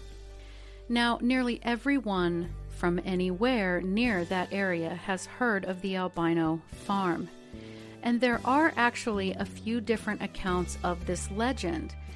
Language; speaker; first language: English; native; English